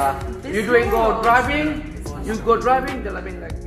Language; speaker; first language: English; non-native, learner; Indonesian